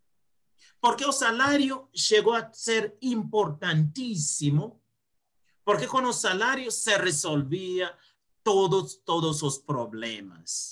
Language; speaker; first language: Portuguese; non-native, fluent; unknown